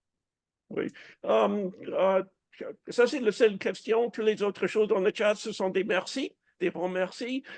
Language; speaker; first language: French; non-native, fluent; English